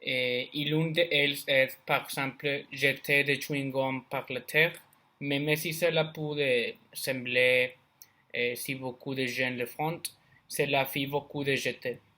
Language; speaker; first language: French; non-native, learner; Spanish